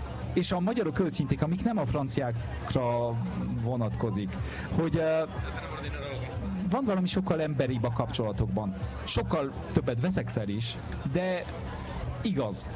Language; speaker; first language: Hungarian; early bilingual, heritage; French